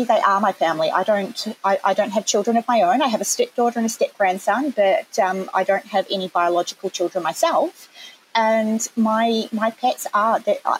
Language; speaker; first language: English; native; English